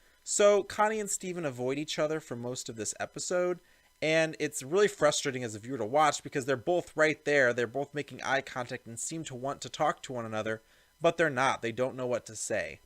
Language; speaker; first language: English; native; English